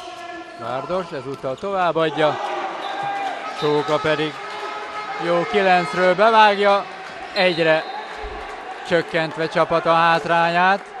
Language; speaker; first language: Hungarian; native; Hungarian